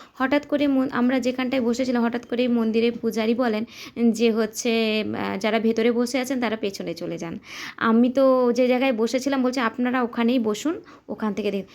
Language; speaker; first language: Bangla; non-native, local second language; Santali